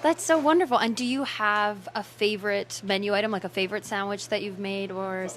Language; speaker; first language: English; native; English